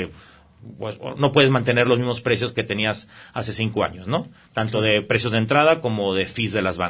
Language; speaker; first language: Spanish; native; Spanish